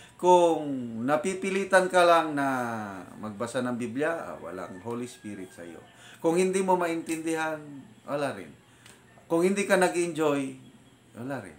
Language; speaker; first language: Filipino; non-native, local second language; Iloko